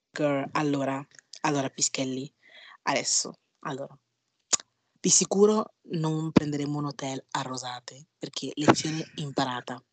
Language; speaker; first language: Italian; early bilingual, other home language; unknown